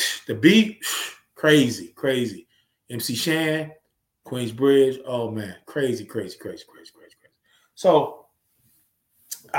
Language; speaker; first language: English; native; English